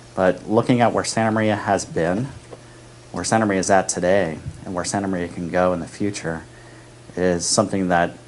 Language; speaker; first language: English; native; English